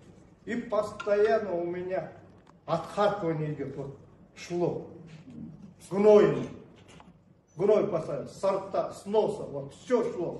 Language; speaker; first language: Russian; non-native, local second language; Kazakh